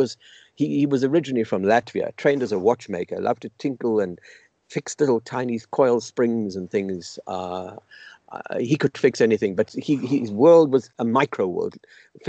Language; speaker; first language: English; native; English